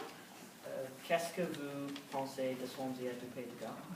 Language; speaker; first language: French; non-native, learner; English